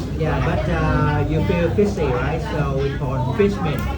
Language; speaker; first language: English; non-native, fluent; Vietnamese